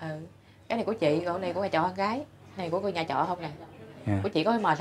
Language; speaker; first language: Vietnamese; native; Vietnamese